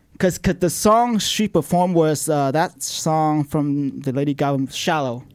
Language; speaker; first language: English; non-native, fluent; Vietnamese